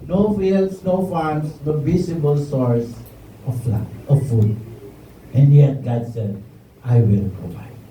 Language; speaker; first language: English; non-native, local second language; Filipino